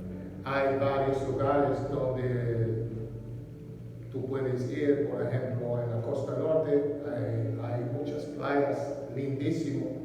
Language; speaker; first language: Spanish; non-native, learner; English